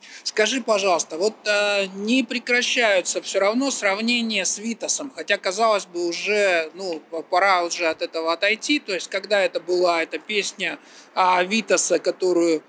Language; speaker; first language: Russian; native; Russian